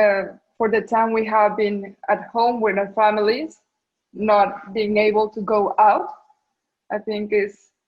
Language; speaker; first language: English; non-native, learner; Spanish